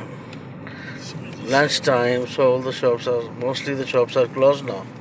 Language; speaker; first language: English; non-native, fluent; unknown